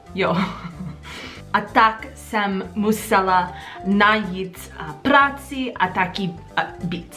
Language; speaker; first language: Czech; non-native, learner; English